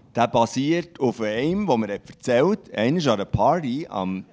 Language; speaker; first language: German; non-native, local second language; French